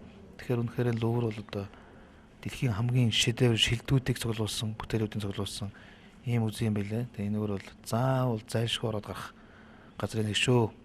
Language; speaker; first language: Mongolian; native; Mongolian